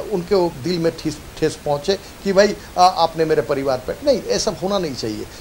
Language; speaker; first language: Hindi; native; Hindi